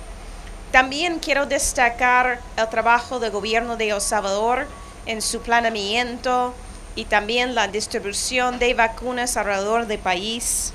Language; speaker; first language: Spanish; non-native, fluent; English